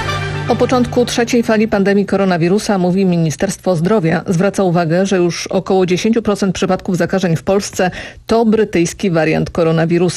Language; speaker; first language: Polish; native; Polish